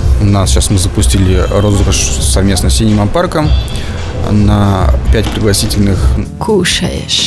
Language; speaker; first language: Russian; native; Russian